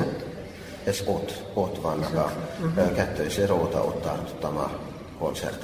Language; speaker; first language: Hungarian; non-native, fluent; Finnish